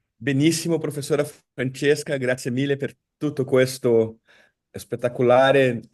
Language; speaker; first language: Italian; non-native, learner; Portuguese